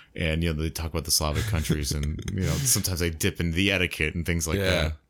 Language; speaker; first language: English; native; English